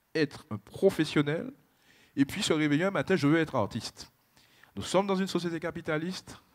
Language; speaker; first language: French; native; French